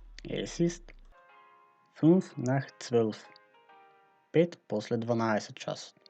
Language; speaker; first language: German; non-native, fluent; Macedonian